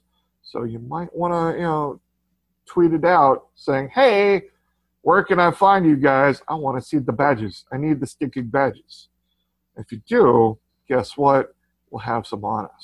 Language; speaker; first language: English; native; English